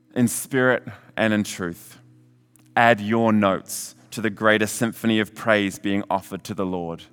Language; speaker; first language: English; native; English